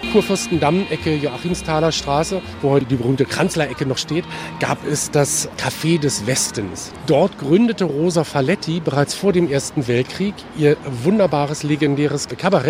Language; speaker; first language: German; native; German